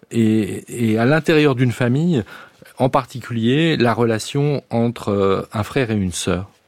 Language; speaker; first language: French; native; French